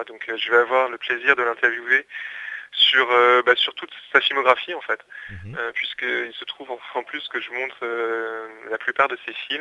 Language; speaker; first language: French; native; French